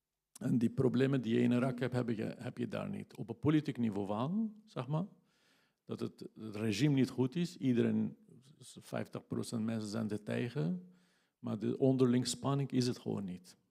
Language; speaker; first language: Dutch; non-native, fluent; Kurdish